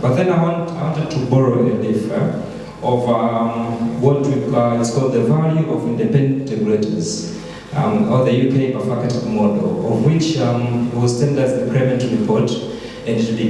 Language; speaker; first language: English; non-native, local second language; Swahili